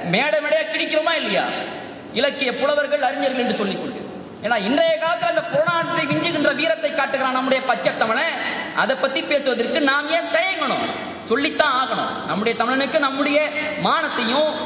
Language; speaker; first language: Tamil; early bilingual, heritage; Tamil